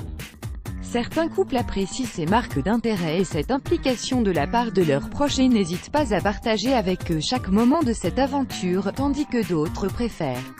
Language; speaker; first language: French; native; French